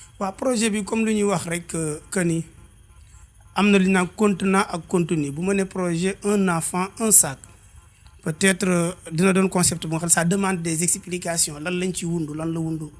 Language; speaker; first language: Wolof; native; Wolof